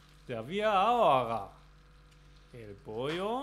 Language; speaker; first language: Spanish; non-native, learner; German